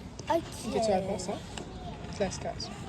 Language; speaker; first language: French; native; French